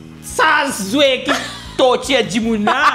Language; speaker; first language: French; non-native, local second language; Morisyen